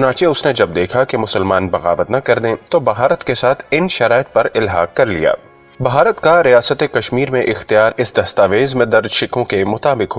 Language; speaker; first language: Urdu; native; Urdu